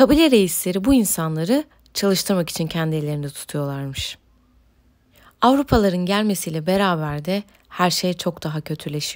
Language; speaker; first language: Turkish; native; Turkish